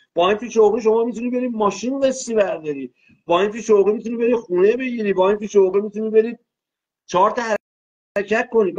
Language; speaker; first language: Persian; non-native, local second language; Azerbaijani